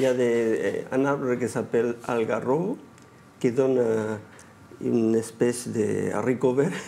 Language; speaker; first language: French; non-native, fluent; Spanish